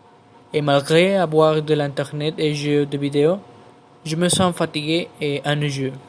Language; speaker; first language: French; non-native, learner; Spanish